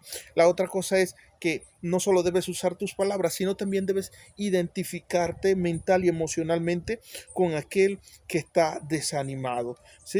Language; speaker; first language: Spanish; native; Spanish